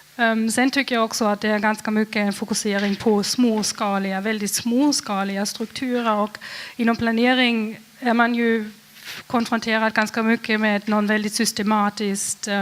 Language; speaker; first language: Swedish; non-native, fluent; German